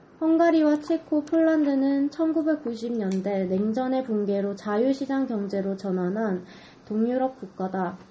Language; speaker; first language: Korean; native; Korean